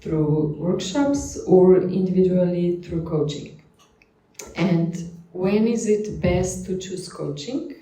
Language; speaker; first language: English; non-native, fluent; Slovenian